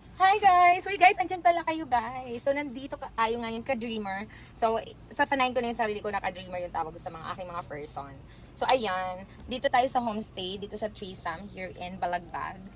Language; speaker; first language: Filipino; native; Filipino